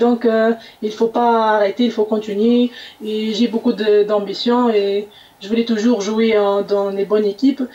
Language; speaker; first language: French; non-native, local second language; Arabic